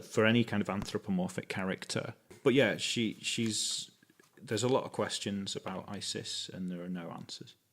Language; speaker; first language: English; native; English